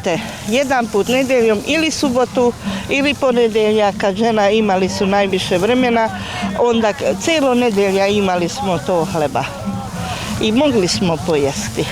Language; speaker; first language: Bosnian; non-native, local second language; Hungarian